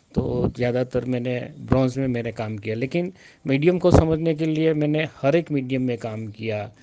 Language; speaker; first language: Hindi; non-native, local second language; Gujarati